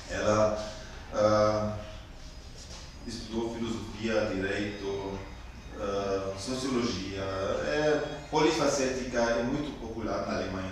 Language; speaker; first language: Portuguese; non-native, fluent; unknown